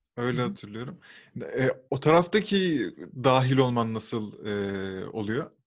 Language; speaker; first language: Turkish; native; Turkish